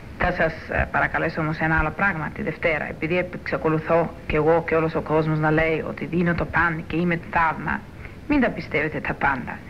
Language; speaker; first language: Greek; early bilingual, heritage; Greek